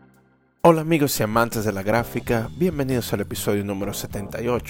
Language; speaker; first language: Spanish; native; Spanish